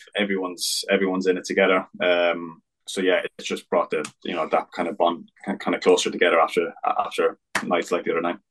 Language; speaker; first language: English; native; English